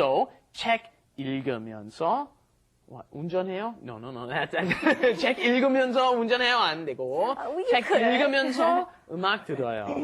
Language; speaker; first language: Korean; non-native, fluent; English